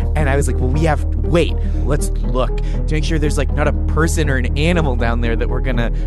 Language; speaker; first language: English; native; English